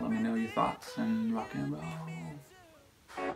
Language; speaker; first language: English; native; English